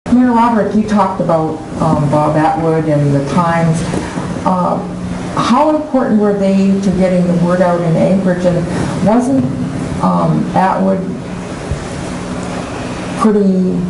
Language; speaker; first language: English; native; English